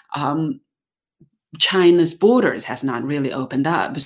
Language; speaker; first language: English; non-native, fluent; Chinese